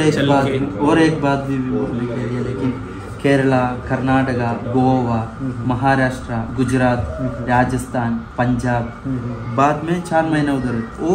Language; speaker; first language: Hindi; non-native, local second language; Malayalam